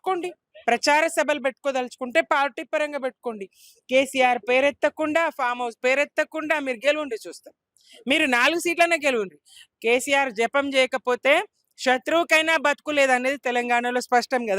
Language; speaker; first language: Telugu; native; Telugu